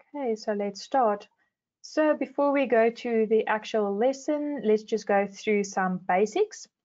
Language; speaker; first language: English; non-native, local second language; Afrikaans